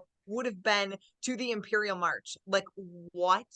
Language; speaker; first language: English; native; English